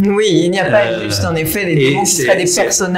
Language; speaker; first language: French; native; French